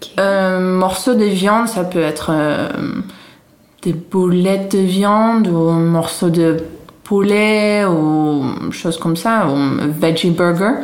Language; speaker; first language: French; non-native, fluent; Dutch